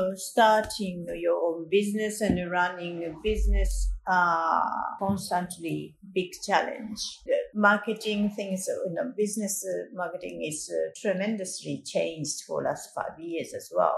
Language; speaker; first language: English; non-native, fluent; Japanese